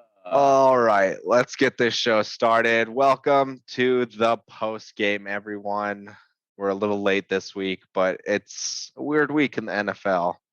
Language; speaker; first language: English; native; English